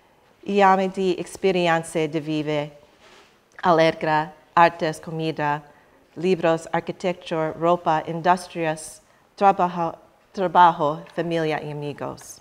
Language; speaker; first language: Spanish; non-native, learner; English